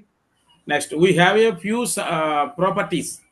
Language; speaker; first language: English; non-native, learner; Telugu